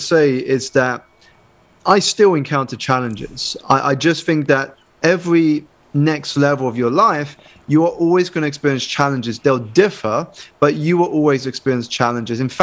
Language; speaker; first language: English; native; English